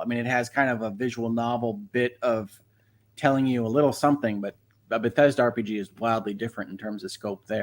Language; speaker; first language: English; native; English